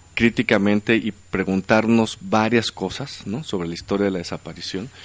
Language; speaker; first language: Spanish; native; Spanish